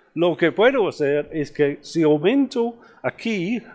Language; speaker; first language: Spanish; non-native, fluent; English